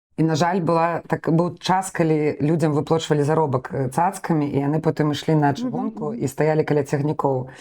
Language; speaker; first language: Belarusian; non-native, local second language; Russian